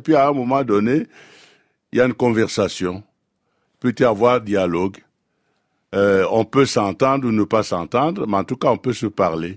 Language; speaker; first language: French; non-native, local second language; Duala